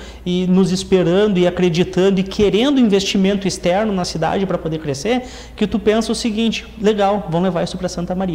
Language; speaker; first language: Portuguese; native; Portuguese